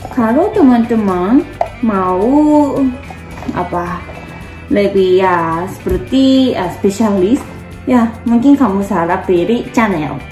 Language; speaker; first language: Indonesian; non-native, learner; Japanese